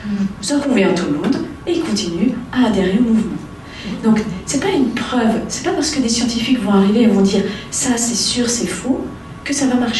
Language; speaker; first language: French; native; French